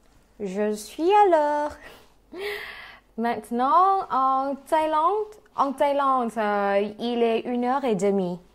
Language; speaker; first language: French; non-native, fluent; Thai